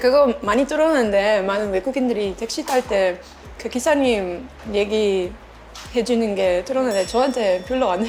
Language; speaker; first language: Korean; non-native, learner; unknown